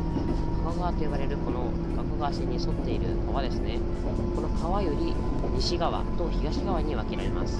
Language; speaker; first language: Japanese; native; Japanese